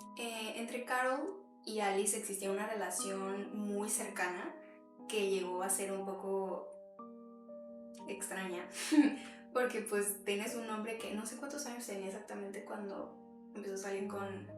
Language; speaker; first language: Spanish; native; Spanish